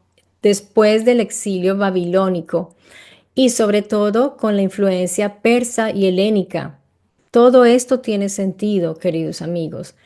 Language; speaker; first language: Spanish; native; Spanish